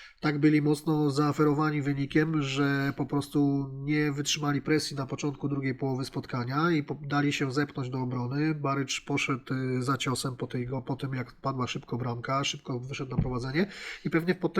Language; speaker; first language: Polish; native; Polish